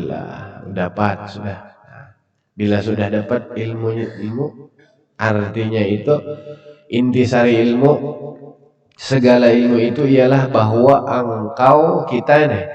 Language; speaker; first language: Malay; non-native, local second language; Banjar